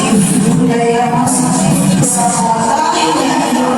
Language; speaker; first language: Indonesian; native; Indonesian